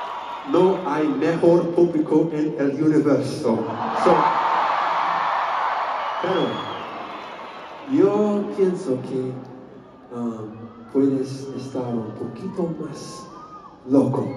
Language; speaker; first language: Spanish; non-native, learner; English